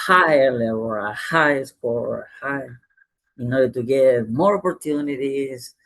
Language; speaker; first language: English; non-native, fluent; Spanish